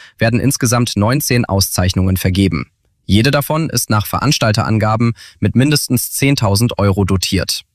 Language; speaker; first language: German; native; German